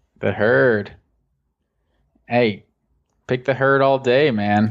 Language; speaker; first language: English; native; English